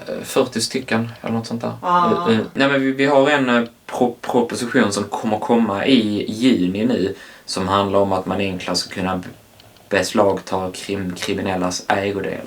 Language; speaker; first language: Swedish; native; Swedish